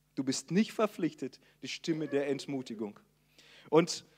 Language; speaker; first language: German; non-native, fluent; Portuguese